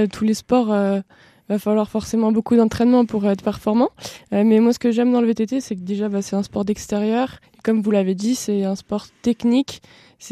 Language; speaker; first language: French; native; French